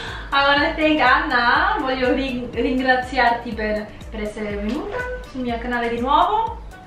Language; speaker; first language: Italian; non-native, fluent; English